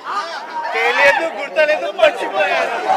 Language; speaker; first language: Telugu; non-native, learner; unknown